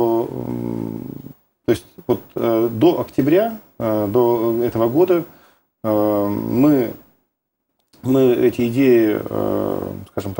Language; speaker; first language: Russian; native; Russian